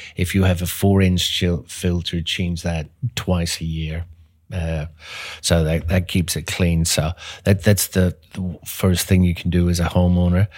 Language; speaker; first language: English; native; English